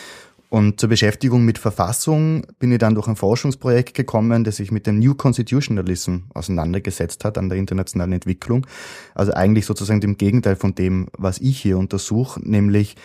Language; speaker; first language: German; native; German